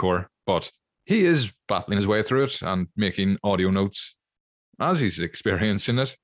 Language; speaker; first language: English; native; English